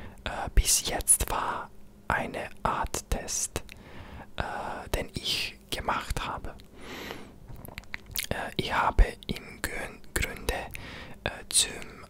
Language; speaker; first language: German; non-native, learner; English